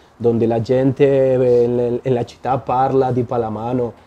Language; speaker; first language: Italian; non-native, learner; Spanish